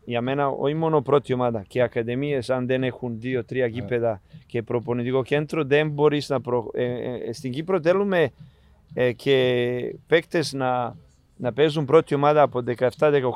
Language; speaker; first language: Greek; non-native, learner; Serbian